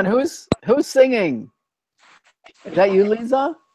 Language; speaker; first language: English; native; English